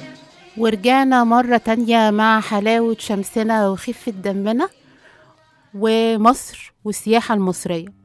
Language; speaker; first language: Arabic; native; Arabic